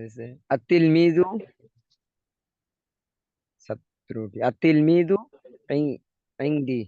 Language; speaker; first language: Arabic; non-native, learner; Bangla